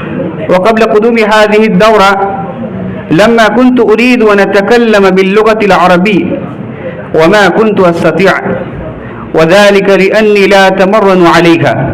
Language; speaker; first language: Arabic; non-native, fluent; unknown